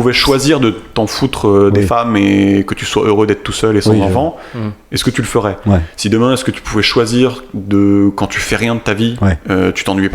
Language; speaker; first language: French; native; French